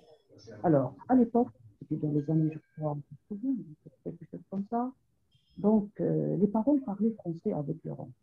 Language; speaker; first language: French; non-native, local second language; Arabic